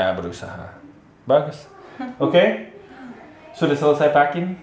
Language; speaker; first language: Indonesian; non-native, fluent; English